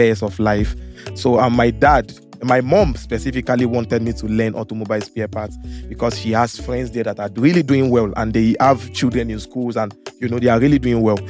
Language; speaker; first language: English; non-native, local second language; Yoruba